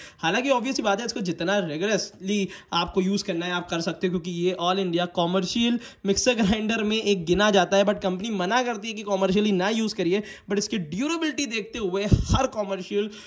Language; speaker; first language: Hindi; native; Hindi